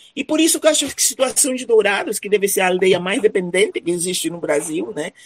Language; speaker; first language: Portuguese; non-native, fluent; Spanish